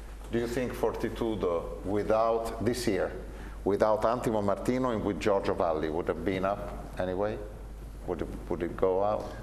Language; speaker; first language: English; non-native, fluent; Italian